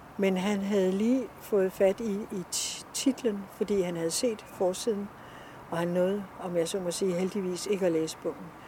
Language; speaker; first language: Danish; native; Danish